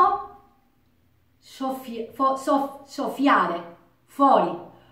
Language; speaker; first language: Italian; non-native, learner; Japanese